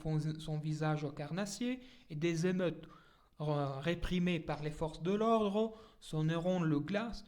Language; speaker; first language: French; native; French